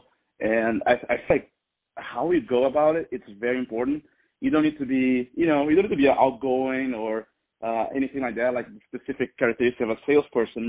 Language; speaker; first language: English; non-native, fluent; Portuguese